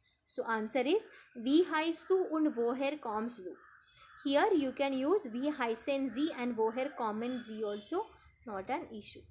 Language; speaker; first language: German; non-native, fluent; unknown